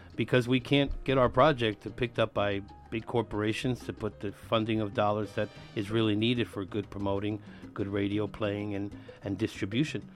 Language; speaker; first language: English; early bilingual, other home language; Spanish